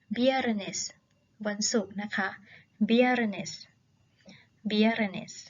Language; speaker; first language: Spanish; non-native, fluent; Thai